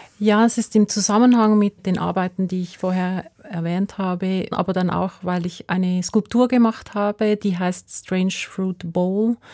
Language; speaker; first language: German; native; German